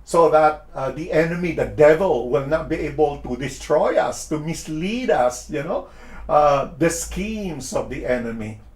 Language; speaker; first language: English; non-native, local second language; Filipino